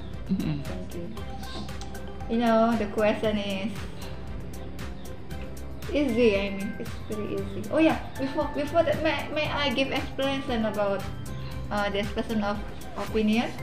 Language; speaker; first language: English; non-native, fluent; Indonesian